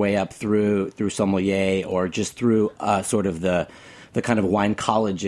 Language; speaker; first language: English; native; English